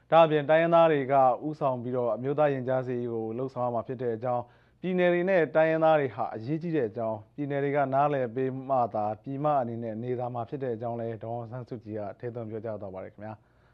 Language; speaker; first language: Burmese; native; Burmese